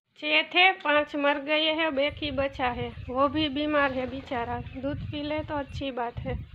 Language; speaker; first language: Hindi; non-native, local second language; Gujarati